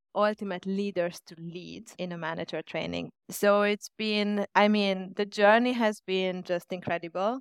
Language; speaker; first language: English; non-native, fluent; Hungarian